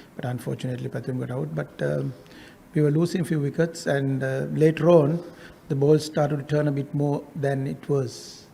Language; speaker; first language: English; non-native, local second language; Sinhala